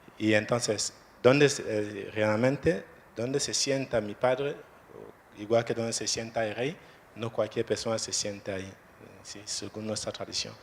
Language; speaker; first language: Spanish; non-native, fluent; French